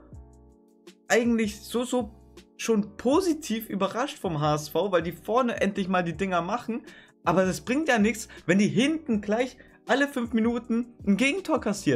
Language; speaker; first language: German; native; German